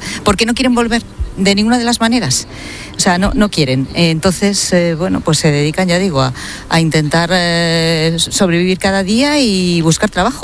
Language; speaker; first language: Spanish; native; Spanish